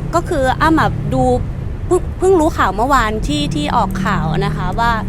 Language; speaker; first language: Thai; native; Thai